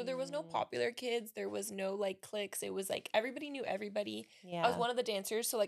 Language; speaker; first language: English; early bilingual, other home language; Spanish